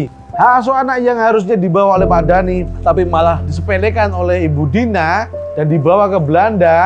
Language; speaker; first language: Indonesian; native; Indonesian